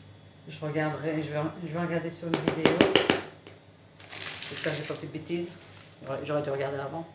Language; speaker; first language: French; native; French